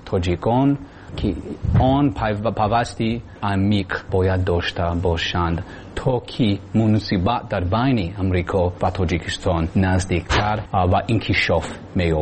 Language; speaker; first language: Tajik; non-native, learner; English